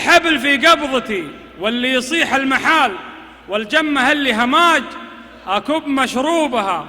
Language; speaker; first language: Arabic; native; Arabic